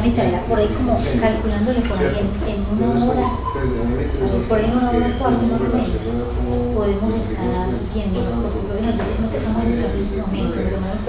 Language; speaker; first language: Spanish; native; Spanish